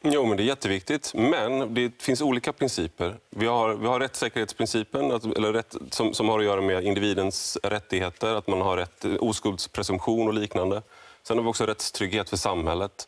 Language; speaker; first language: Swedish; native; Swedish